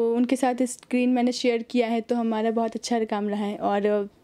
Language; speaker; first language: Hindi; native; Hindi